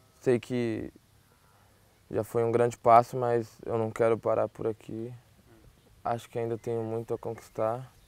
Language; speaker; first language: Portuguese; native; Portuguese